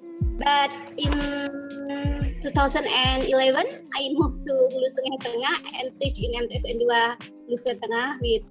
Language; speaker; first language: English; non-native, learner; Indonesian